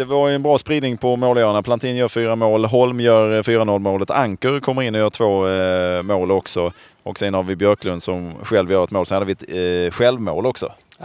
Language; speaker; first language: Swedish; native; Swedish